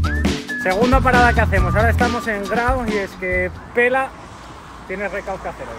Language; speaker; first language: Spanish; native; Spanish